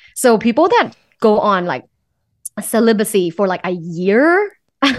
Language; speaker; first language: English; non-native, fluent; Thai